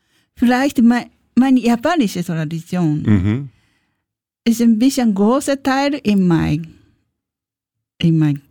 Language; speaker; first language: German; non-native, learner; Japanese